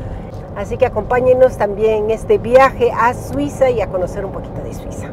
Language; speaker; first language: Spanish; native; Spanish